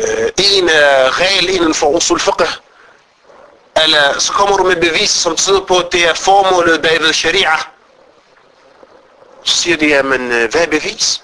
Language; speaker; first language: Danish; non-native, fluent; Arabic